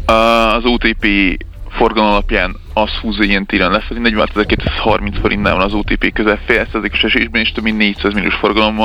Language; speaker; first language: Hungarian; native; Hungarian